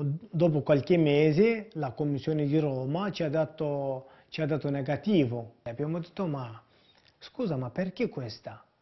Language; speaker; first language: Italian; non-native, fluent; Kurdish